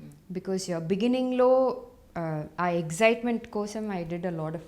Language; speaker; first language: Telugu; non-native, fluent; Tamil